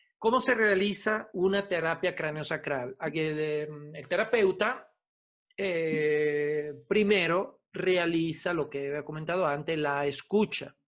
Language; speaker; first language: Spanish; non-native, fluent; Italian